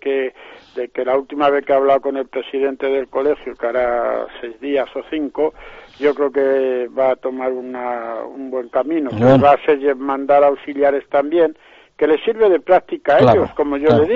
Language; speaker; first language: Spanish; native; Spanish